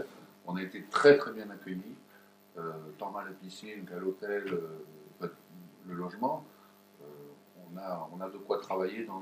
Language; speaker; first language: French; native; French